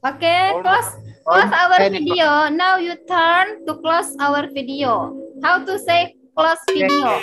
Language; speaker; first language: English; non-native, learner; Indonesian